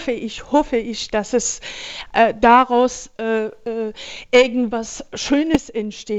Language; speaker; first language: German; non-native, fluent; Persian